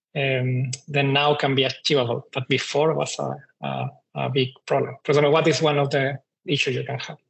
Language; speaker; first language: English; non-native, fluent; Spanish